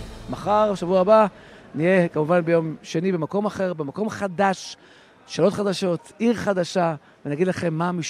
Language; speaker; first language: Hebrew; native; Hebrew